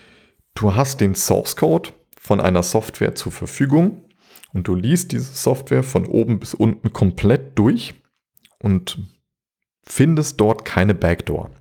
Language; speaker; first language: German; native; German